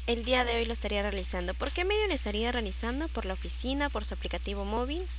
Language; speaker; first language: Spanish; native; Spanish